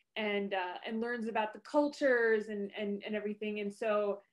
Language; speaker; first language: English; native; English